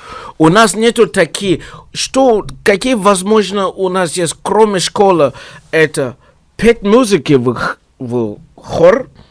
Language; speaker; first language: Russian; non-native, learner; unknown